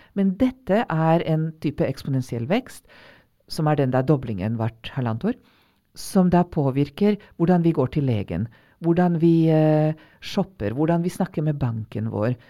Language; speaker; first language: Norwegian; non-native, fluent; Hungarian